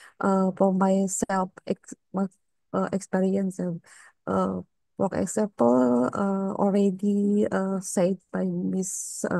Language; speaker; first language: English; non-native, learner; Indonesian